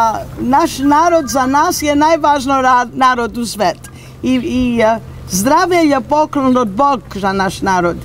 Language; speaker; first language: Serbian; non-native, learner; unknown